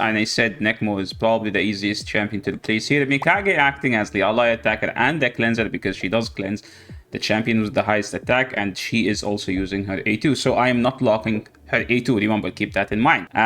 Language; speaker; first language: English; non-native, fluent; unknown